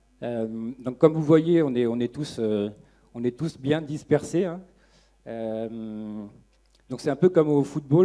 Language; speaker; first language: French; native; French